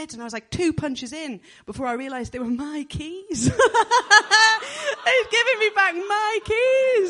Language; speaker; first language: English; native; English